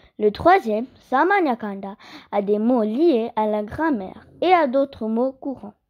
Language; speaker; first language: French; early bilingual, other home language; Kannada